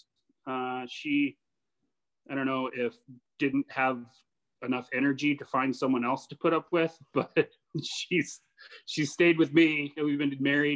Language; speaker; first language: English; native; English